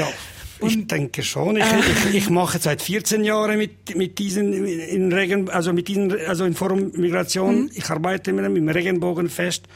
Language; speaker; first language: German; non-native, learner; Albanian